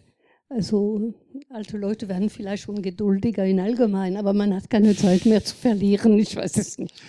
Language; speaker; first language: German; non-native, fluent; French